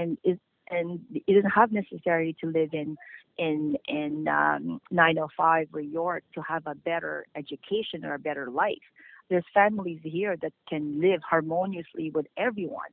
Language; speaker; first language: English; non-native, local second language; Filipino